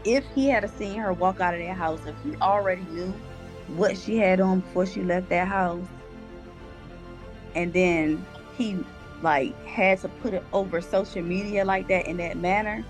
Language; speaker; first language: English; native; English